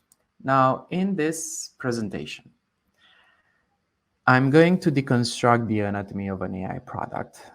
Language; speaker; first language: English; non-native, fluent; Romanian